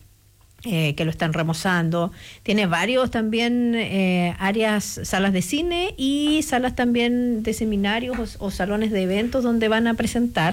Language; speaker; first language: Spanish; native; Spanish